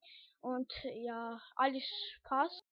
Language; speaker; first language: German; early bilingual, other home language; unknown